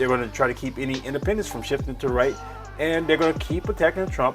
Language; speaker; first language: English; native; English